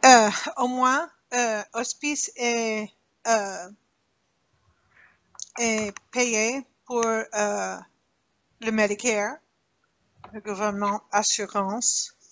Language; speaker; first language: French; non-native, learner; English